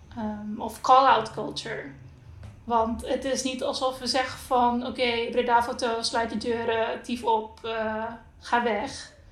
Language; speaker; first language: Dutch; non-native, local second language; Papiamento